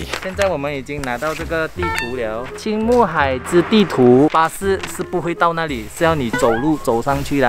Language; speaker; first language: Chinese; native; Chinese